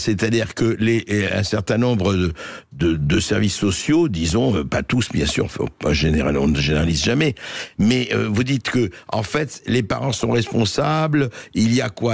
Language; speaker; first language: French; native; French